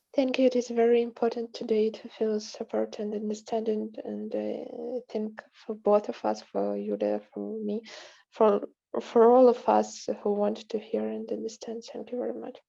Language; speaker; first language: English; non-native, fluent; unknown